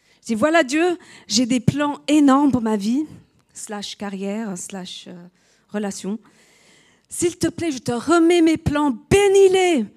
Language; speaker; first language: French; non-native, fluent; English